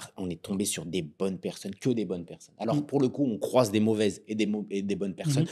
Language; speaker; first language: French; non-native, local second language; Arabic